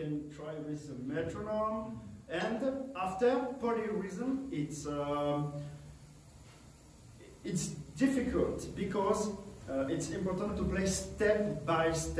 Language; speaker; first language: English; non-native, learner; French